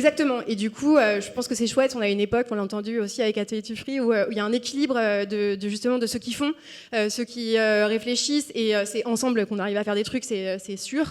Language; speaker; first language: French; native; French